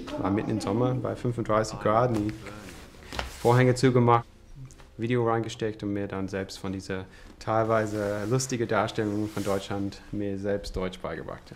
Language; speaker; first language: German; non-native, fluent; English